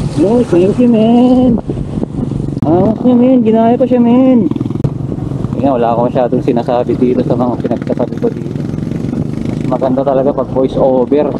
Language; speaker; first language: Filipino; non-native, local second language; Iloko